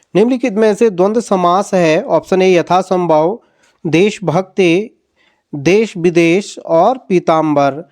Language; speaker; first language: Hindi; native; Hindi